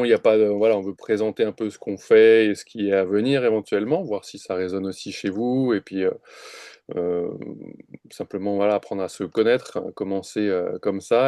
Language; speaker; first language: French; native; French